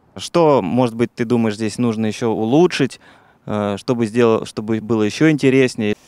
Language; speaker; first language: Russian; native; Russian